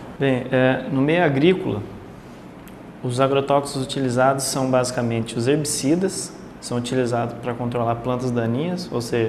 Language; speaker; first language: Portuguese; native; Portuguese